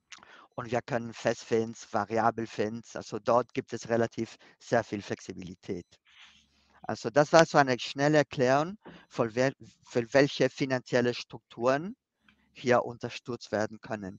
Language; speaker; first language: German; non-native, fluent; Spanish